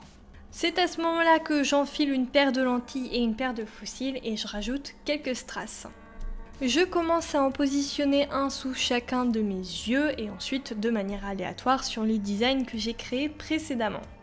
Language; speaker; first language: French; native; French